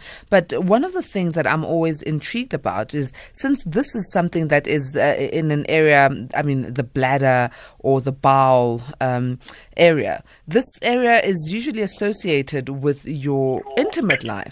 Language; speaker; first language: English; non-native, local second language; Zulu